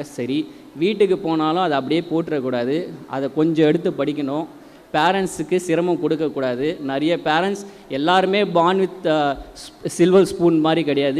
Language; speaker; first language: Tamil; native; Tamil